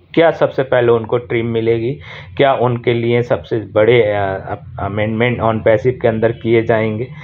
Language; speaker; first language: Hindi; native; Hindi